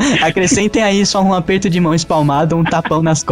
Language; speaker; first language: Portuguese; native; Portuguese